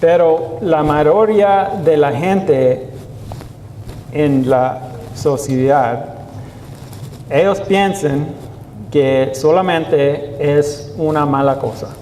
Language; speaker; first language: Spanish; non-native, learner; English